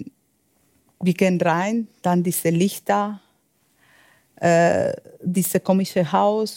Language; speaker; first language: German; non-native, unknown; Spanish